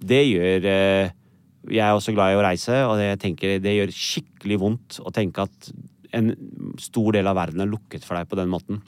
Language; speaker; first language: Norwegian; early bilingual, other home language; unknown